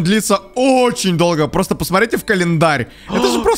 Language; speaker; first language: Russian; native; Russian